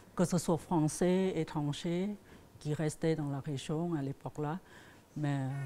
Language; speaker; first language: French; non-native, fluent; Thai